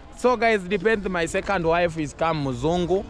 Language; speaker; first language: English; non-native, learner; Swahili